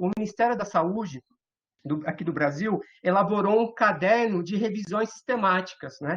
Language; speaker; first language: Portuguese; native; Portuguese